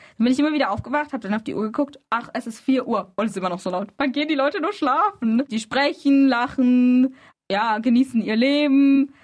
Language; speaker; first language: German; early bilingual, other home language; Arabic